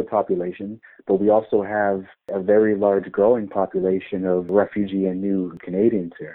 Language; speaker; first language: English; native; English